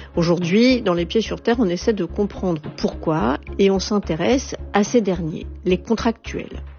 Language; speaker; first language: French; native; French